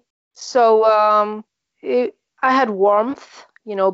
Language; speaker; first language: English; non-native, fluent; Greek